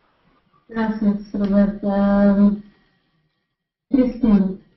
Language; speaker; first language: Spanish; non-native, fluent; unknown